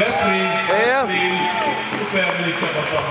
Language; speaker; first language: Hungarian; native; Hungarian